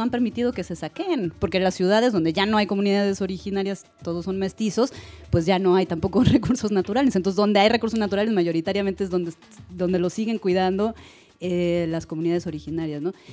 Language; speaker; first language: Spanish; native; Spanish